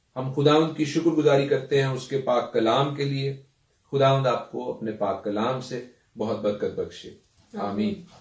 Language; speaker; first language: Urdu; non-native, local second language; Punjabi